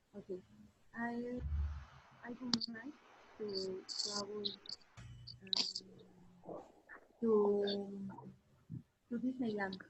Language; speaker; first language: English; non-native, learner; Spanish